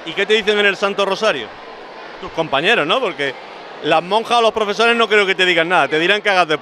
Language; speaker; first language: Spanish; native; Spanish